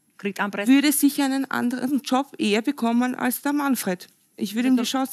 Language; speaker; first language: German; native; German